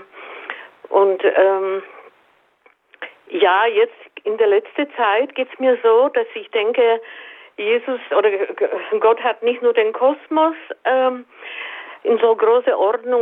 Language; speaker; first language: German; native; German